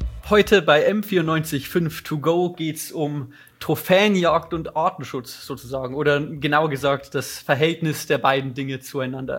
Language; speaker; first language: German; native; German